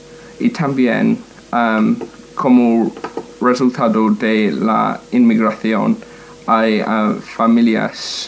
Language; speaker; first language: Spanish; non-native, learner; English